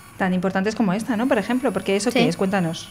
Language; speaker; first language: Spanish; native; Spanish